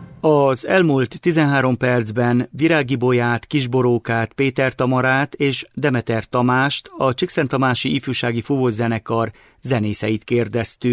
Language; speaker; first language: Hungarian; native; Hungarian